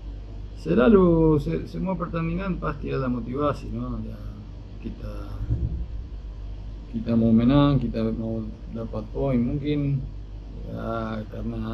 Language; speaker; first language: Indonesian; non-native, fluent; Spanish